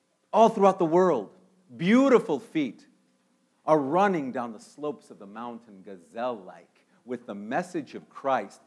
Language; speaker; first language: English; early bilingual, other home language; Spanish